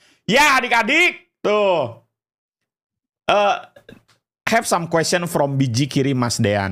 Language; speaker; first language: English; non-native, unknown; Indonesian